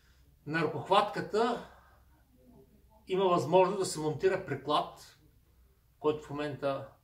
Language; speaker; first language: Bulgarian; native; Bulgarian